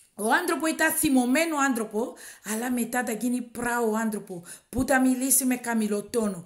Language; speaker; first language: Greek; non-native, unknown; Swahili